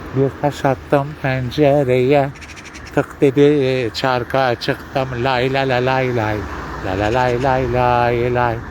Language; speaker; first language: Turkish; native; Turkish